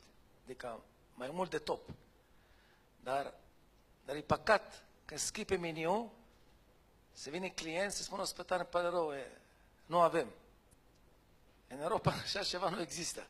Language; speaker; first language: Romanian; non-native, fluent; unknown